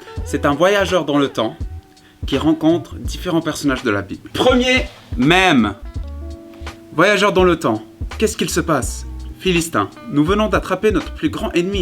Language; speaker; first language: French; native; French